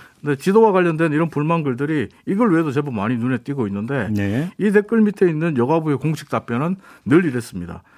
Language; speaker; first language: Korean; native; Korean